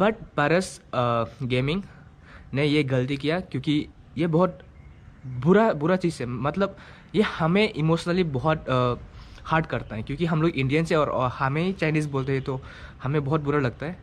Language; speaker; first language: Hindi; non-native, local second language; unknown